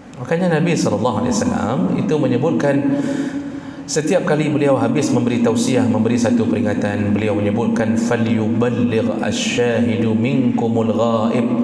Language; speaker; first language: Malay; non-native, local second language; Achinese